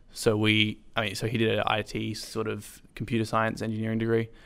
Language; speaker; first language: English; native; English